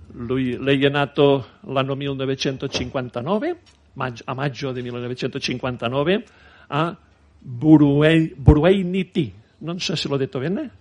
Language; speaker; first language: Italian; non-native, fluent; Catalan